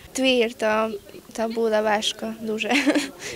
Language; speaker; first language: Ukrainian; non-native, local second language; Hungarian